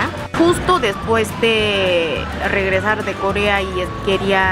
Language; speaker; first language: Spanish; non-native, learner; Korean